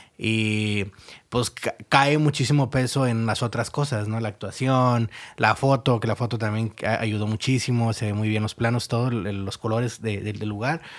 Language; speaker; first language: Spanish; native; Spanish